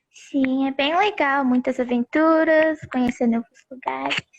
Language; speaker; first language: Portuguese; early bilingual, heritage; Portuguese